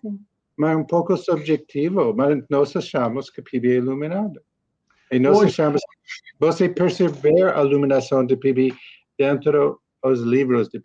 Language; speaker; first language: Portuguese; non-native, learner; English